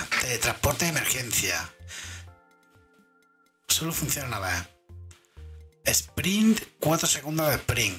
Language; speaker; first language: Spanish; native; Spanish